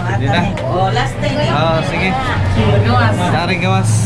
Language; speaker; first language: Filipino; non-native, local second language; Cebuano